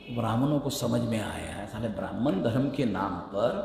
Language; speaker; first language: Hindi; non-native, local second language; Marathi